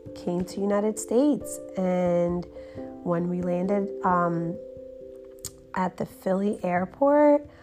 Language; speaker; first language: English; early bilingual, other home language; Romanian